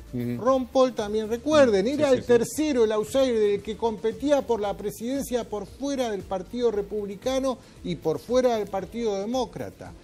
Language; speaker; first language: Spanish; native; Spanish